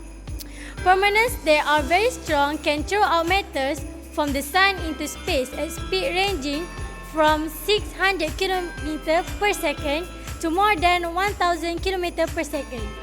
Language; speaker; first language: English; non-native, local second language; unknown